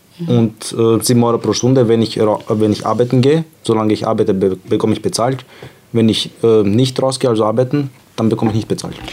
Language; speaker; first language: German; non-native, fluent; Serbian